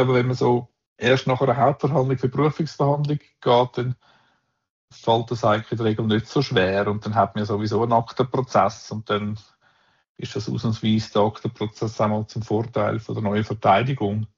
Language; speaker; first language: German; native; German